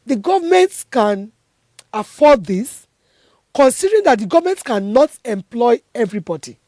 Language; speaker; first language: English; non-native, local second language; Yoruba